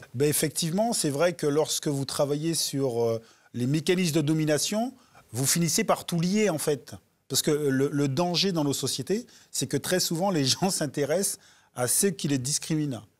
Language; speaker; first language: French; native; French